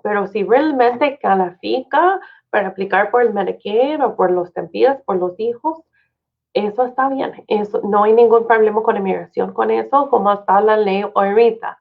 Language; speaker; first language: Spanish; non-native, fluent; English